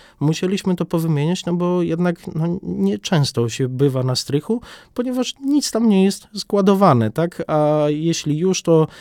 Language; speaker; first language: Polish; native; Polish